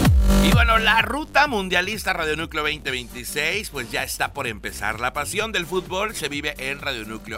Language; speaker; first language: Spanish; native; Spanish